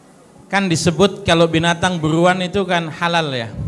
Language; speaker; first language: Indonesian; native; Indonesian